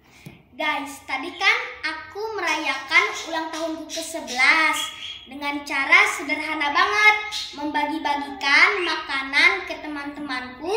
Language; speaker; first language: Indonesian; native; Indonesian